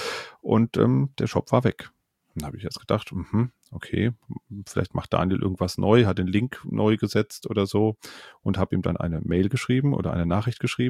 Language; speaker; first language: German; native; German